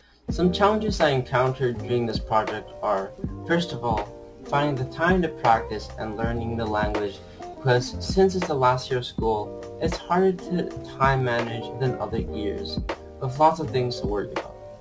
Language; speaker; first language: English; native; English